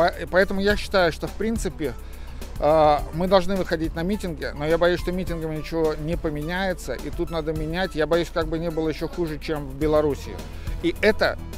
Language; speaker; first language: Russian; native; Russian